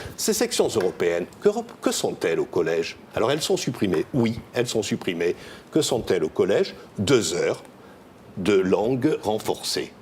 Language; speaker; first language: French; native; French